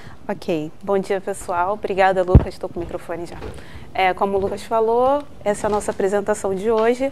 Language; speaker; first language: Portuguese; native; Portuguese